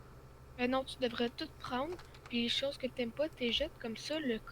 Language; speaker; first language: French; native; French